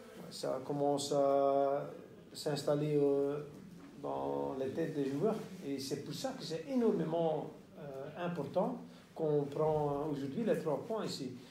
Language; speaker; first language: French; non-native, local second language; Dutch